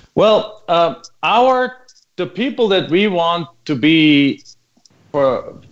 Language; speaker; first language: English; non-native, fluent; German